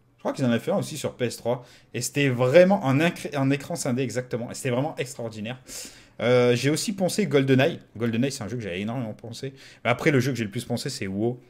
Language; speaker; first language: French; native; French